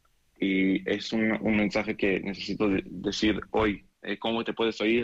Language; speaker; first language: Spanish; non-native, learner; Hebrew